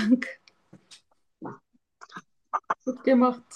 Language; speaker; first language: German; non-native, learner; Turkish